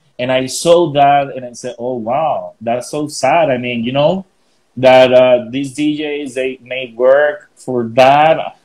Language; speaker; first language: English; non-native, fluent; Spanish